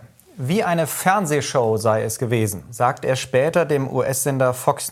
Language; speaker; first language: German; native; German